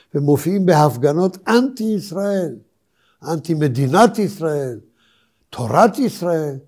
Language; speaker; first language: Hebrew; early bilingual, other home language; Polish